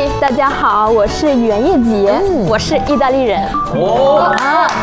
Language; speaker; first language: Chinese; non-native, fluent; Italian